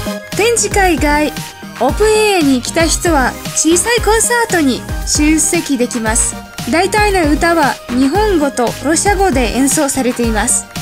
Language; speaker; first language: Japanese; non-native, fluent; Russian